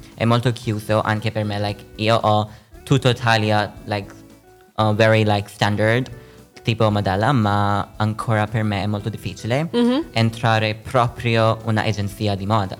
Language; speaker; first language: Italian; non-native, learner; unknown